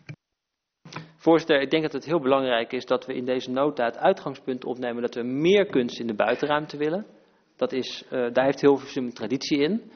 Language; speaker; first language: Dutch; native; Dutch